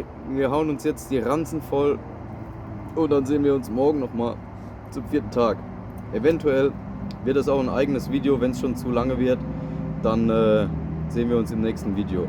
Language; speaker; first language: German; native; German